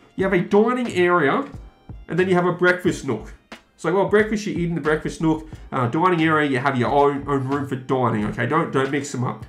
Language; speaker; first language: English; native; English